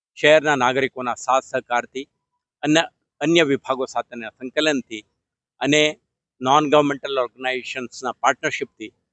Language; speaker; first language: Gujarati; non-native, local second language; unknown